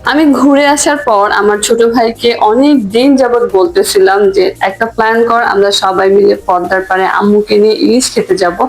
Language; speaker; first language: Bangla; native; Bangla